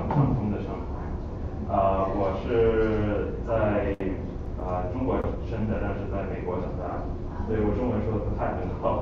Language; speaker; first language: Chinese; early bilingual, heritage; Chinese